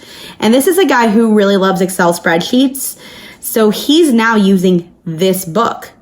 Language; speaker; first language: English; native; English